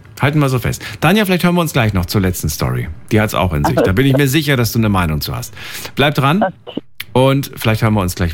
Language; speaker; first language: German; native; German